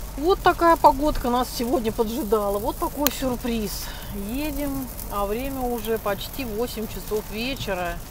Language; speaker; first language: Russian; native; Russian